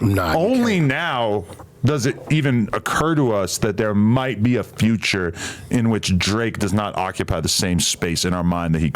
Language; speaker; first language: English; native; English